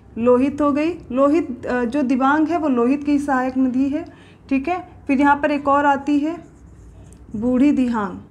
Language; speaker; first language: Hindi; native; Hindi